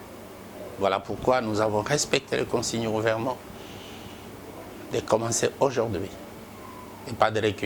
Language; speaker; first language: French; non-native, local second language; Lingala